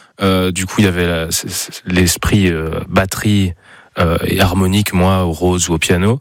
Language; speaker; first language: French; native; French